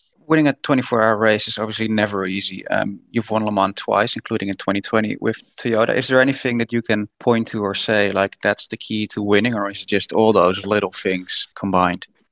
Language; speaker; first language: English; non-native, fluent; Dutch